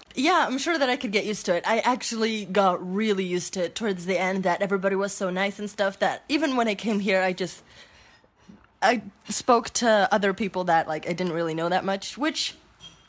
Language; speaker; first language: English; early bilingual, heritage; English